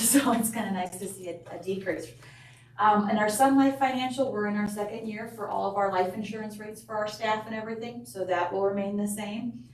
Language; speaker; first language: English; native; English